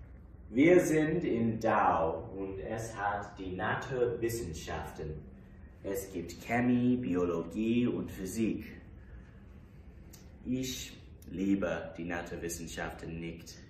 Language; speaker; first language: German; non-native, learner; English